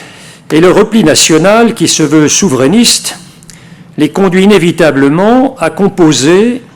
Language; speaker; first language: French; native; French